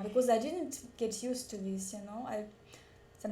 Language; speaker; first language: English; non-native, learner; Russian